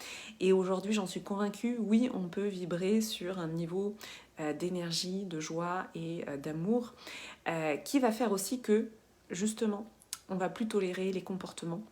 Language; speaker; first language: French; native; French